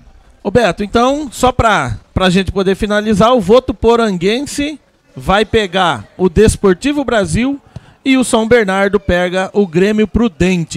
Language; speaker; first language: Portuguese; native; Portuguese